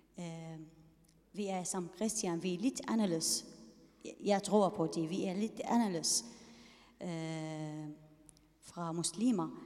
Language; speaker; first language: Danish; non-native, learner; Arabic